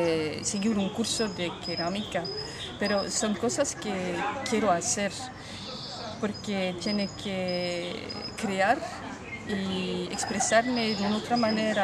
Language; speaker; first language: Spanish; non-native, learner; Dutch